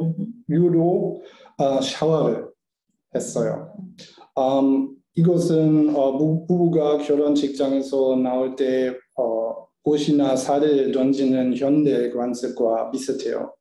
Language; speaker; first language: Korean; non-native, learner; German